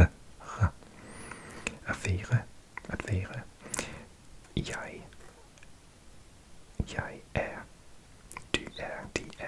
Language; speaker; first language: Danish; non-native, learner; English